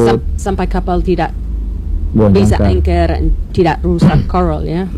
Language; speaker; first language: Indonesian; non-native, learner; English